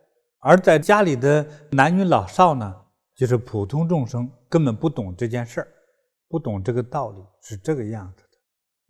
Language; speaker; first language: Chinese; native; Chinese